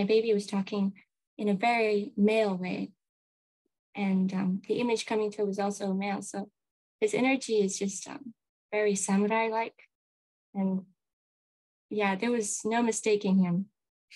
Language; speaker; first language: English; non-native, local second language; Japanese